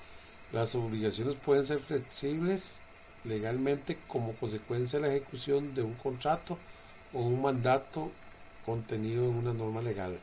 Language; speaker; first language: Spanish; native; Spanish